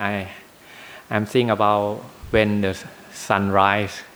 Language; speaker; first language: English; non-native, learner; Thai